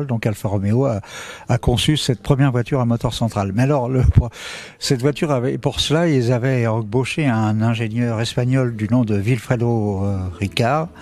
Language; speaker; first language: French; native; French